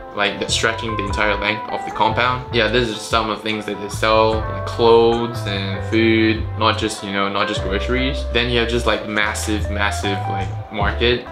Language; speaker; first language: English; non-native, local second language; Chinese